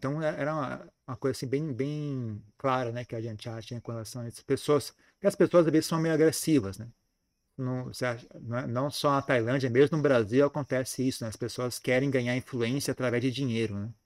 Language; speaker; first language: Portuguese; native; Portuguese